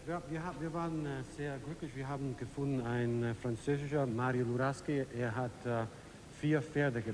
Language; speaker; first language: German; early bilingual, heritage; Italian